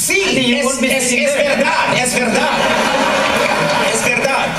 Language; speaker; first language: Spanish; non-native, learner; English